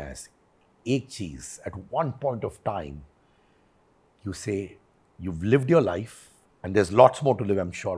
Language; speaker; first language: English; non-native, local second language; Hindi